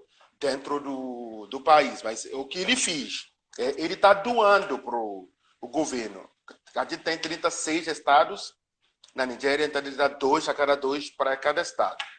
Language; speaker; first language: Portuguese; non-native, learner; Yoruba